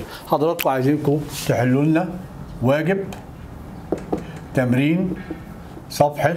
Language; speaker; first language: Arabic; native; Arabic